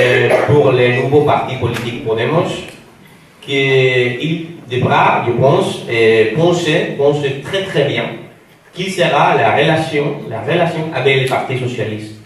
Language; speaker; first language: French; non-native, fluent; Spanish